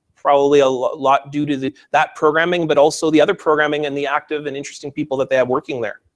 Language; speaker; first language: English; native; English